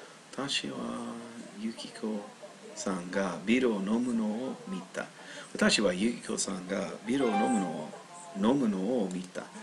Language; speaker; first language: Japanese; non-native, learner; English